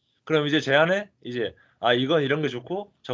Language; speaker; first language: Korean; native; Korean